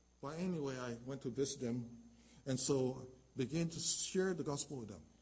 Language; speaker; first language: English; non-native, local second language; Chinese